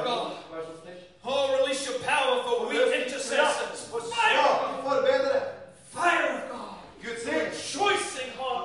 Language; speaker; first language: English; native; English